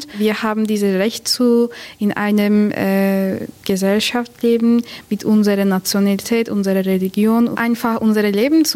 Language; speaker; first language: German; non-native, learner; Turkish